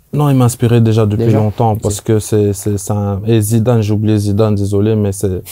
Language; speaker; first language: French; native; French